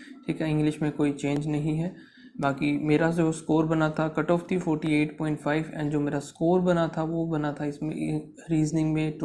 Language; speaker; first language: Hindi; native; Hindi